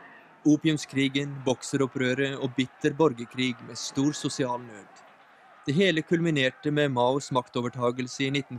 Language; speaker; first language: Norwegian; native; Norwegian